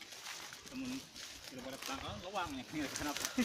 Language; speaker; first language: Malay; non-native, local second language; Sundanese